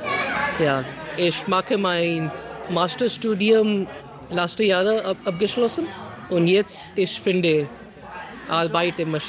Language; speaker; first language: German; non-native, learner; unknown